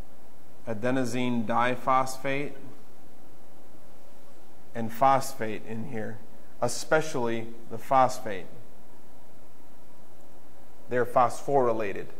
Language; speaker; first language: English; native; English